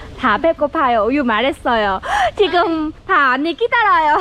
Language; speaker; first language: Korean; non-native, learner; Vietnamese